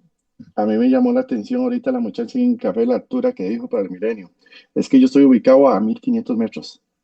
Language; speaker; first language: Spanish; native; Spanish